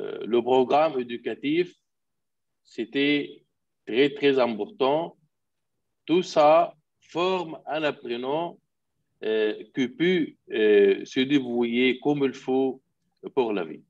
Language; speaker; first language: French; non-native, fluent; Arabic